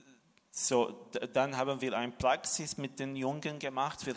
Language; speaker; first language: German; non-native, fluent; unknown